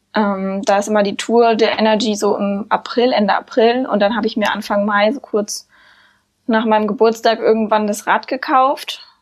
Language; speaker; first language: German; native; German